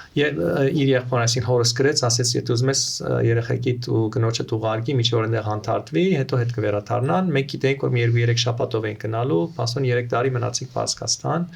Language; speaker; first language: Armenian; early bilingual, heritage; Armenian